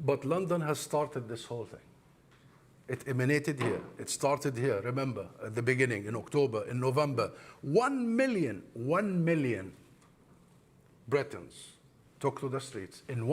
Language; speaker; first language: English; non-native, fluent; Arabic